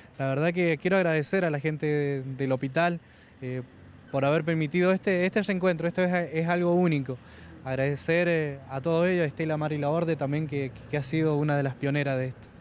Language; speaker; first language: Spanish; native; Spanish